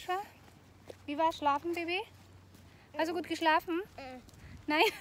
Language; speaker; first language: German; non-native, learner; Filipino